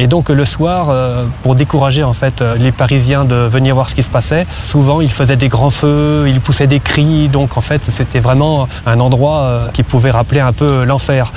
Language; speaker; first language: French; native; French